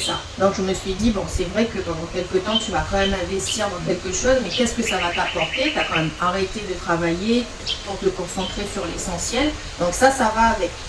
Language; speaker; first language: French; native; French